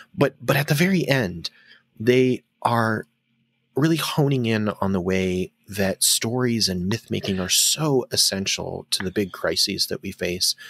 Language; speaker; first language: English; native; English